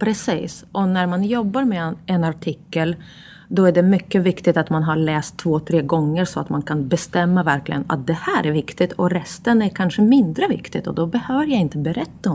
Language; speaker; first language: Swedish; non-native, fluent; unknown